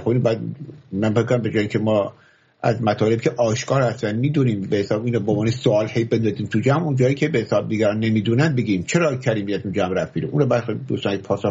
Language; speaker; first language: Persian; native; Persian